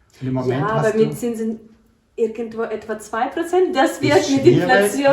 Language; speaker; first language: German; non-native, learner; Ukrainian